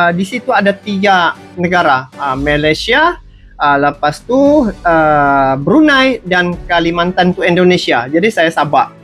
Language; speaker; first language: Malay; native; Malay